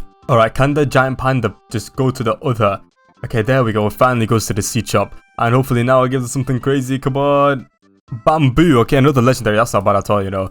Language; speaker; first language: English; native; English